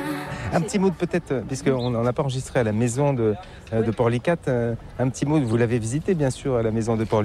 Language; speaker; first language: French; native; French